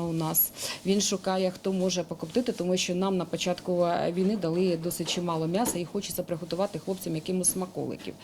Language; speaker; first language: Ukrainian; native; Ukrainian